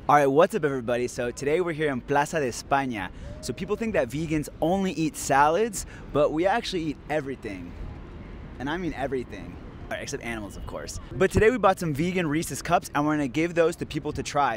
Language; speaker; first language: English; early bilingual, other home language; Spanish